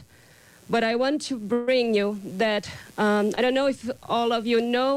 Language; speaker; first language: English; non-native, fluent; Portuguese